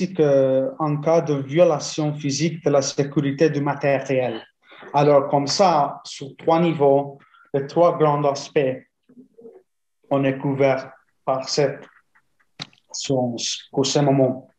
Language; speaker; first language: French; non-native, fluent; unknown